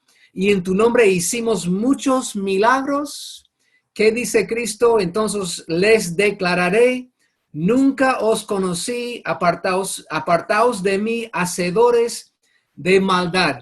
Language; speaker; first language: Spanish; non-native, fluent; English